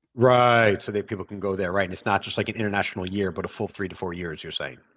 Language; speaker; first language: English; native; English